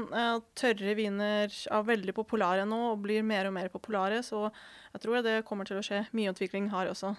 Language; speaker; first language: Norwegian; non-native, fluent; Ukrainian